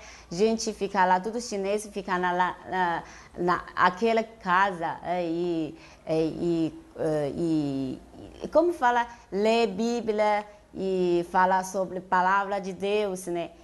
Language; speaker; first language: Portuguese; non-native, learner; Chinese